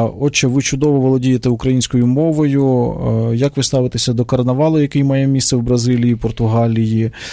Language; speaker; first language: Ukrainian; native; Ukrainian